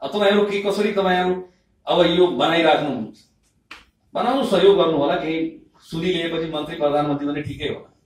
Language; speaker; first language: Nepali; non-native, local second language; Bhojpuri